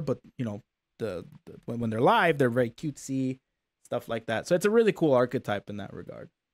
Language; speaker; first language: English; native; English